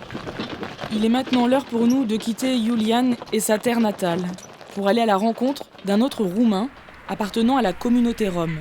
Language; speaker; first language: French; native; French